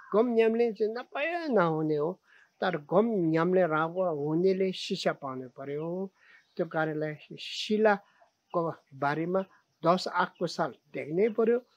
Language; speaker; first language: Nepali; non-native, local second language; Tibetan